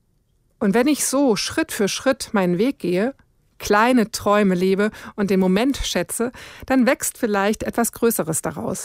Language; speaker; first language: German; native; German